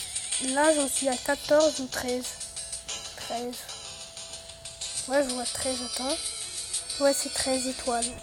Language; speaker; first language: French; native; French